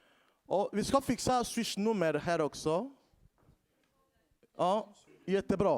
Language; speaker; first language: Swedish; non-native, learner; Lingala